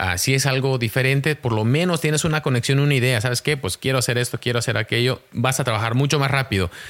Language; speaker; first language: Spanish; early bilingual, heritage; Spanish